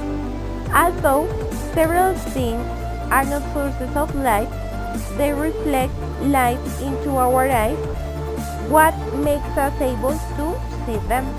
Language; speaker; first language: English; non-native, fluent; Spanish